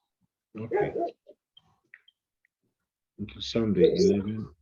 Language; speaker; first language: English; non-native, fluent; Spanish